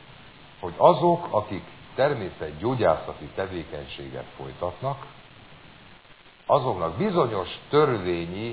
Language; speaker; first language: Hungarian; native; Hungarian